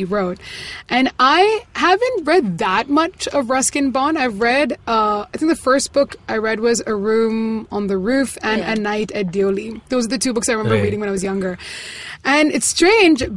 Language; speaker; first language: English; non-native, local second language; Malayalam